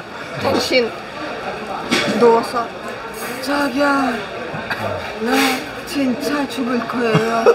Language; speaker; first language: Korean; non-native, learner; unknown